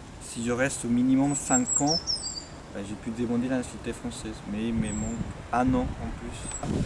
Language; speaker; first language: French; non-native, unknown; Spanish